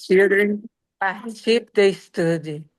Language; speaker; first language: English; non-native, learner; Portuguese